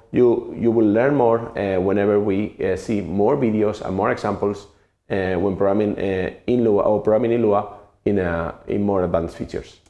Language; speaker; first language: English; non-native, fluent; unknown